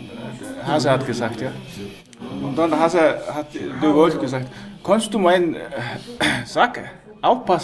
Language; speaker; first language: German; non-native, learner; Mongolian